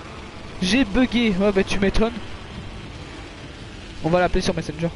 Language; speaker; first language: French; native; French